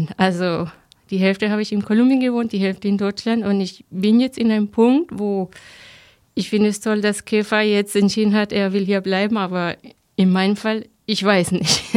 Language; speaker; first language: German; non-native, fluent; Spanish